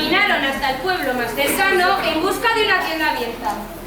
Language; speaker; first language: Spanish; native; Spanish